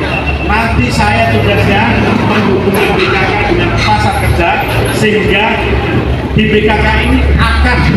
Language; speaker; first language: Indonesian; native; Indonesian